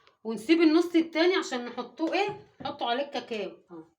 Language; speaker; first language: Arabic; native; Arabic